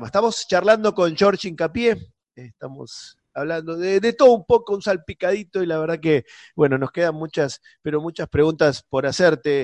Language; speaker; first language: Spanish; native; Spanish